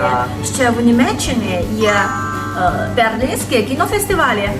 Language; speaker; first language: Ukrainian; non-native, learner; Chinese